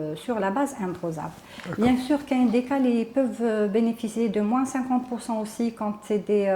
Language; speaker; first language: French; non-native, local second language; Arabic